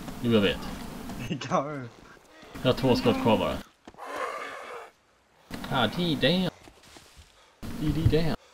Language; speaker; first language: Swedish; native; Swedish